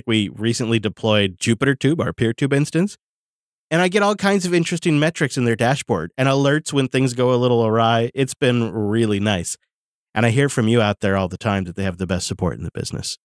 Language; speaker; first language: English; native; English